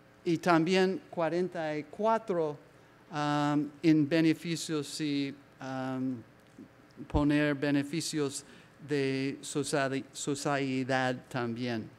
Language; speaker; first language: Spanish; non-native, learner; English